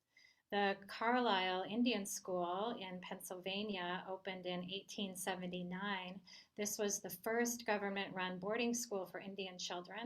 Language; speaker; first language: English; native; English